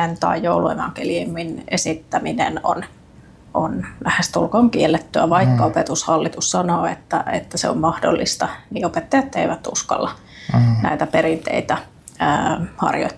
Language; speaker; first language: Finnish; native; Finnish